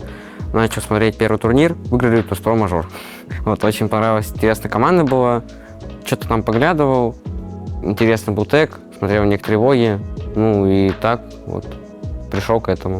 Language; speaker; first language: Russian; native; Russian